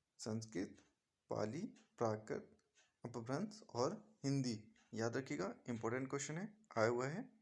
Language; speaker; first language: Hindi; native; Hindi